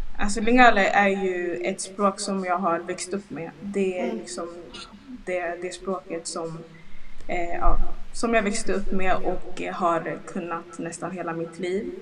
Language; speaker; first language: Swedish; early bilingual, other home language; Lingala